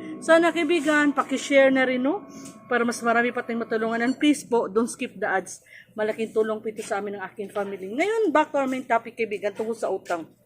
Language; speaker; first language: Filipino; native; Filipino